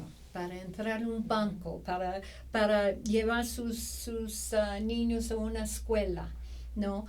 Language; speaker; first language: Spanish; non-native, fluent; English